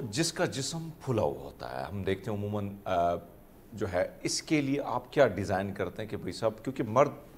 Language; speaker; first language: Urdu; non-native, local second language; Punjabi